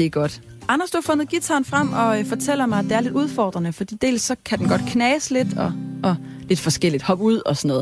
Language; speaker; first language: Danish; native; Danish